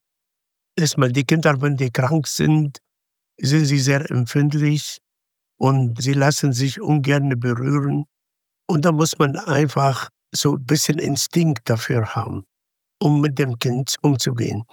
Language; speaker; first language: German; non-native, fluent; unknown